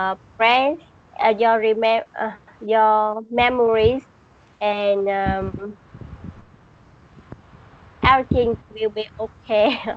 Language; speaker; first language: English; non-native, learner; Vietnamese